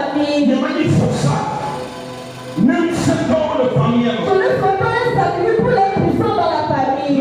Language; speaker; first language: French; native; French